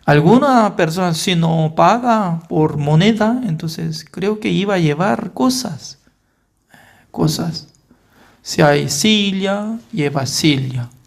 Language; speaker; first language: Spanish; non-native, fluent; Korean